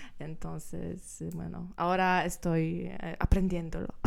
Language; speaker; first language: Spanish; non-native, learner; Polish